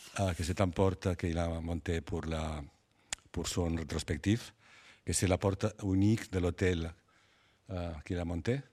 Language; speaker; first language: French; non-native, learner; Spanish